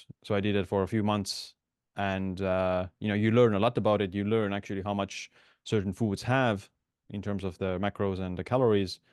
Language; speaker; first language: English; non-native, fluent; Estonian